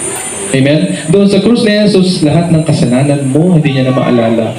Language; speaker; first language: Filipino; native; Filipino